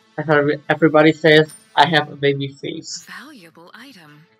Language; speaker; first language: English; non-native, learner; Indonesian